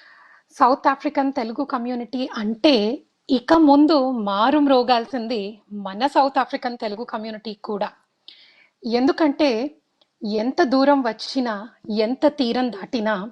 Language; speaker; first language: Telugu; native; Telugu